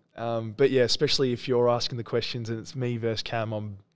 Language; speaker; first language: English; native; English